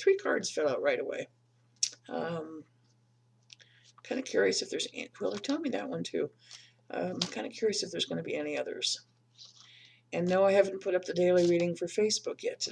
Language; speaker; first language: English; native; English